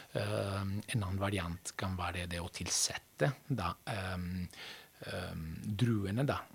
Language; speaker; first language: Norwegian; non-native, fluent; Italian